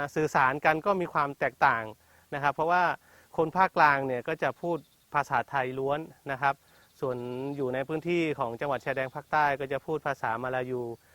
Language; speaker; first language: Thai; non-native, local second language; Malay